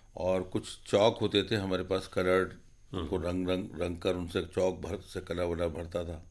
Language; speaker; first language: Hindi; native; Hindi